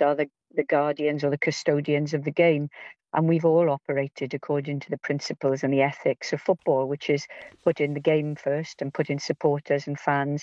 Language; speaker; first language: English; native; English